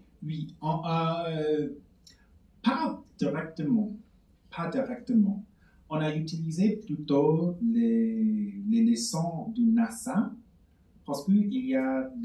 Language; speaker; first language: French; non-native, fluent; English